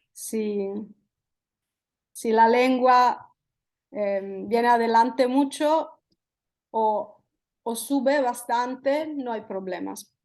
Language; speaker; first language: Spanish; non-native, fluent; Italian